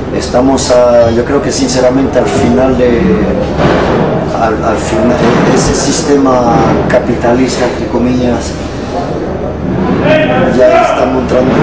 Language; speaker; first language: Spanish; early bilingual, heritage; Spanish